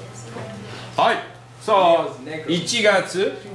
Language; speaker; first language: English; non-native, fluent; Japanese